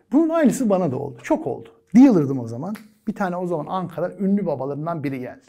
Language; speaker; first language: Turkish; native; Turkish